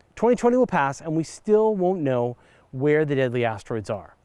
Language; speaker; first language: English; native; English